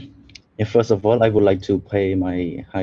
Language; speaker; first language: English; non-native, fluent; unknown